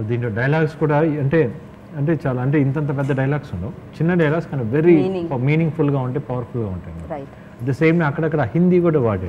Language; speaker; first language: Telugu; native; Telugu